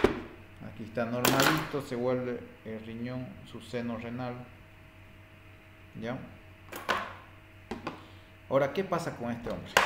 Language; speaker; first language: Spanish; native; Spanish